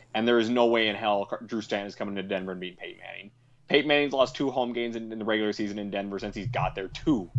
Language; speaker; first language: English; native; English